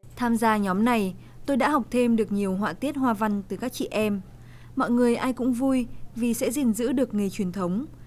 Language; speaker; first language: Vietnamese; non-native, local second language; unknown